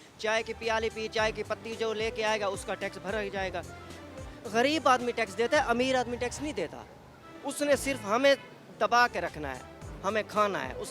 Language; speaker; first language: Urdu; non-native, local second language; Saraiki